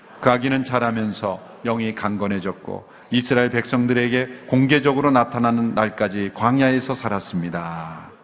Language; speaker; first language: Korean; native; Korean